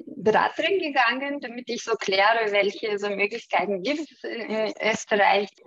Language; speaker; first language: German; non-native, fluent; Russian